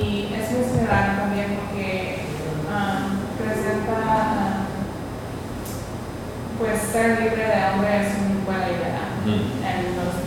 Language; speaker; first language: Spanish; non-native, learner; English